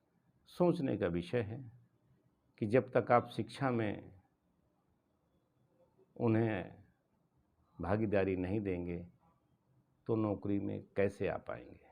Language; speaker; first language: Hindi; native; Hindi